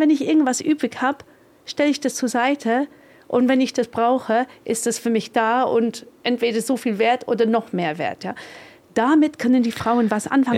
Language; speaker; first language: German; non-native, fluent; English